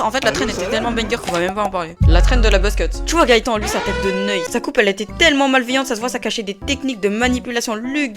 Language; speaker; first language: French; native; French